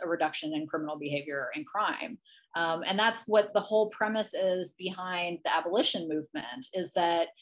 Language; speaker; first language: English; native; English